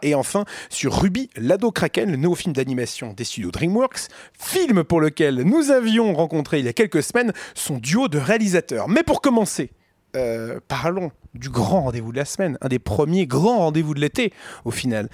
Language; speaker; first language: French; native; French